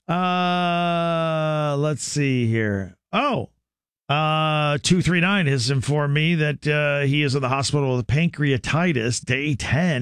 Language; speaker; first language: English; native; English